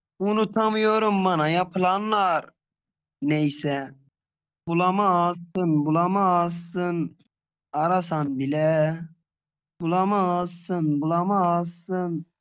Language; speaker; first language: Turkish; native; Turkish